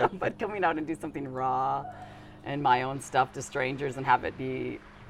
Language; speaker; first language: English; native; English